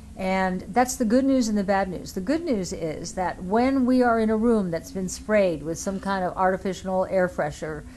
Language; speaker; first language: English; native; English